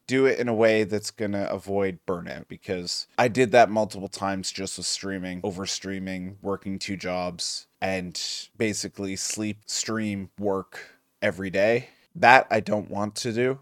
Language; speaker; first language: English; native; English